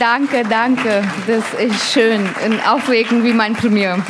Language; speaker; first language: German; non-native, learner; Hindi